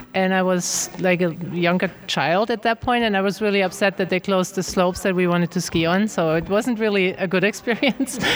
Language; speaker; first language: English; non-native, fluent; German